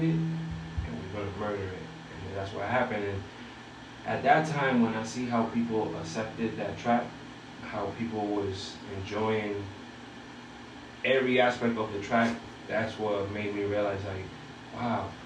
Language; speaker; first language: English; early bilingual, other home language; Spanish